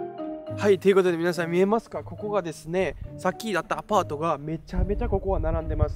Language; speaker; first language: Japanese; native; Japanese